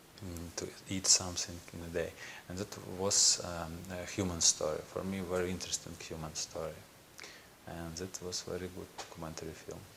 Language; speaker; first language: English; non-native, learner; Ukrainian